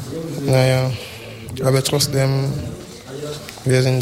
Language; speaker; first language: German; non-native, fluent; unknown